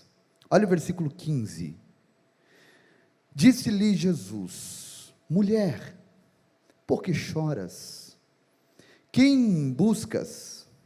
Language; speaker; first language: Portuguese; native; Portuguese